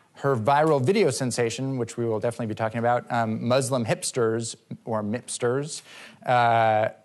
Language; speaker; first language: English; native; English